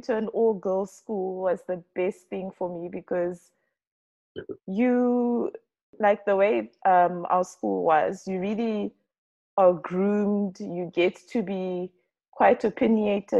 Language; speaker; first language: English; non-native, local second language; Shona